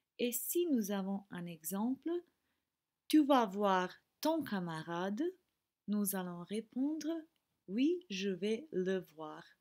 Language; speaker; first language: French; non-native, fluent; Croatian